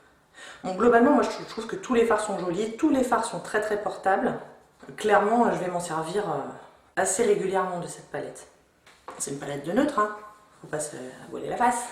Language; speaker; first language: French; native; French